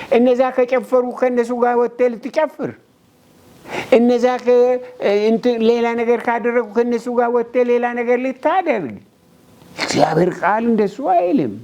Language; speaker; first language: Amharic; non-native, local second language; Oromo